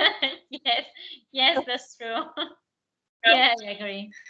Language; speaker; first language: English; non-native, learner; Spanish